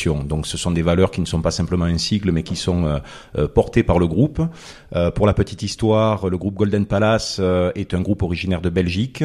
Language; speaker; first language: French; native; French